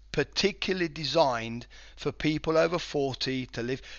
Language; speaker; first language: English; non-native, fluent; Spanish